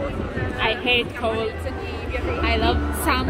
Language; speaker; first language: English; non-native, learner; Italian